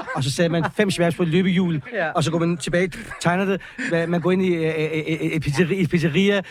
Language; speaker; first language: Danish; early bilingual, other home language; Persian